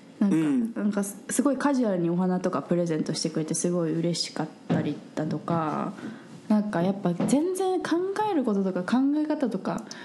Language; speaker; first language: Japanese; native; Japanese